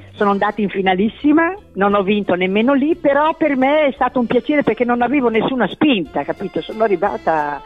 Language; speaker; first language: Italian; native; Italian